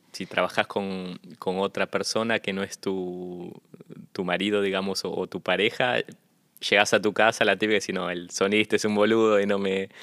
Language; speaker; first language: Spanish; native; Spanish